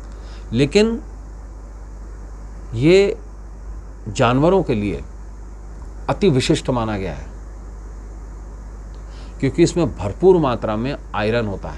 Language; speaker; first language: Hindi; native; Hindi